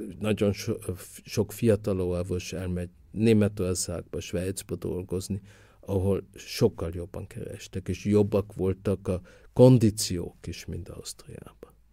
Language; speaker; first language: Hungarian; early bilingual, heritage; Hungarian